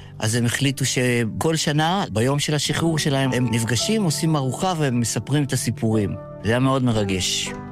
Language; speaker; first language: Hebrew; early bilingual, other home language; Yiddish